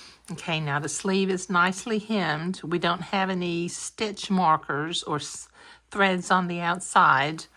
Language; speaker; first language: English; native; English